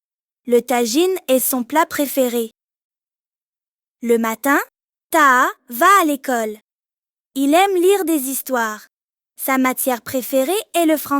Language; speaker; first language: French; non-native, learner; Arabic